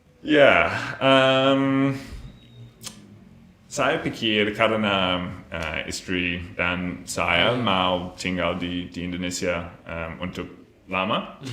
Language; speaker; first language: Indonesian; non-native, learner; English